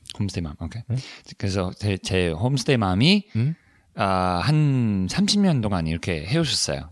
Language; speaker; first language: Korean; non-native, fluent; English